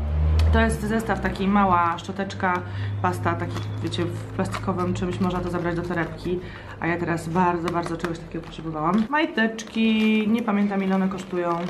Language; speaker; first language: Polish; native; Polish